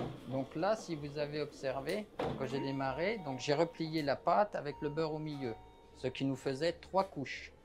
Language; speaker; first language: French; native; French